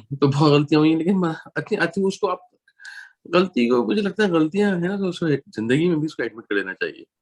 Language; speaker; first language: Urdu; native; Urdu